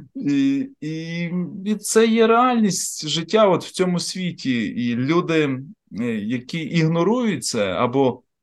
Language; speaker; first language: Ukrainian; native; Ukrainian